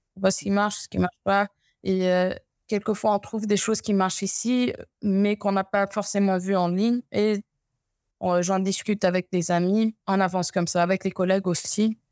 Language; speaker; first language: French; non-native, fluent; Amharic